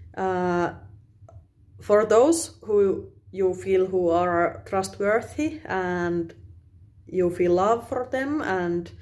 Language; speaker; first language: English; non-native, fluent; Finnish